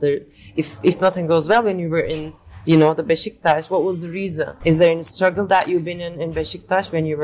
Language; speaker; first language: English; non-native, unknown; Turkish